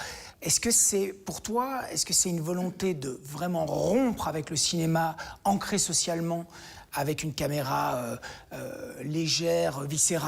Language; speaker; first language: French; native; French